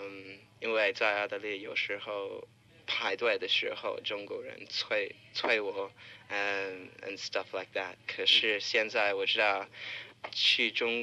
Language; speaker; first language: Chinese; non-native, learner; English